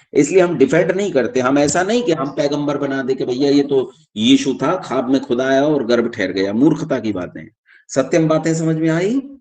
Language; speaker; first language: Hindi; native; Hindi